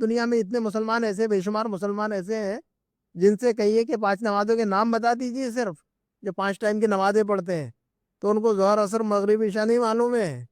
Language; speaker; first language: Urdu; native; Urdu